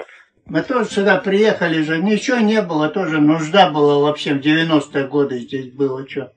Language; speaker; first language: Russian; native; Russian